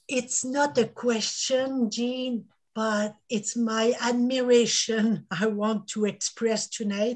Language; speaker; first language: English; non-native, local second language; French